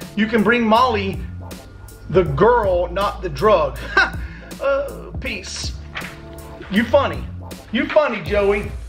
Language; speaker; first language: English; native; English